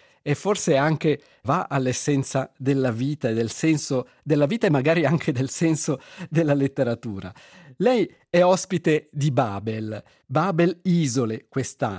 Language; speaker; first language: Italian; native; Italian